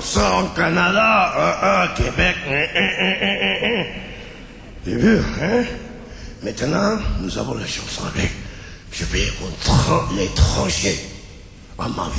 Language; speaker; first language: French; non-native, learner; English